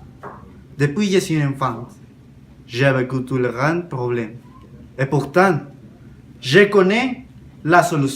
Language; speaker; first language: French; non-native, learner; Spanish